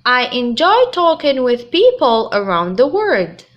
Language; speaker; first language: English; non-native, fluent; Arabic